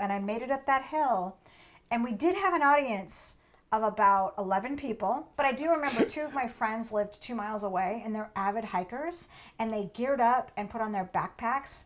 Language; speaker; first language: English; native; English